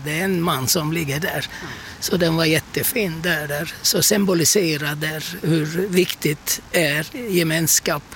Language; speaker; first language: Swedish; non-native, fluent; Turkish